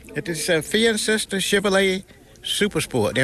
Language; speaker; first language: Dutch; non-native, learner; English